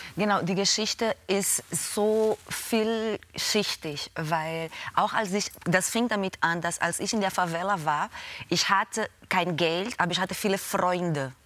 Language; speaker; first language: German; non-native, fluent; Portuguese